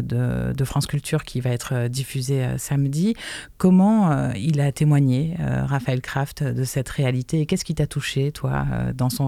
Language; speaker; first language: French; native; French